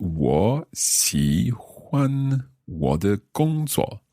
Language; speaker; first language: Chinese; non-native, learner; English